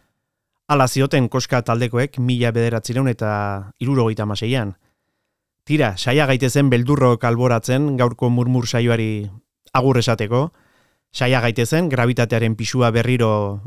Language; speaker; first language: Basque; native; Basque